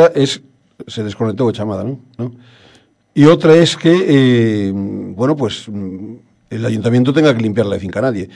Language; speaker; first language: Spanish; non-native, local second language; Galician